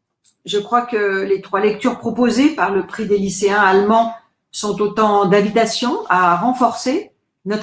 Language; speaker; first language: French; native; French